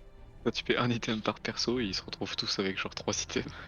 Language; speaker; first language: French; native; French